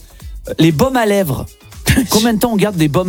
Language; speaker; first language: French; native; French